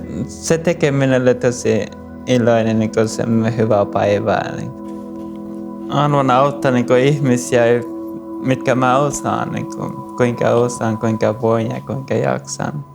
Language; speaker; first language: Finnish; non-native, learner; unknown